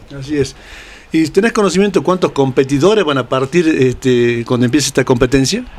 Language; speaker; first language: Spanish; native; Spanish